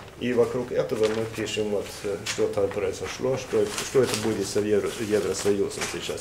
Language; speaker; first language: Russian; non-native, fluent; Norwegian